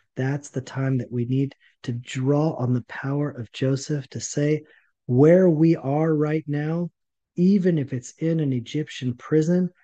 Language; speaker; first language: English; native; English